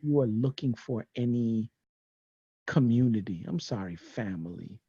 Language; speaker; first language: English; native; English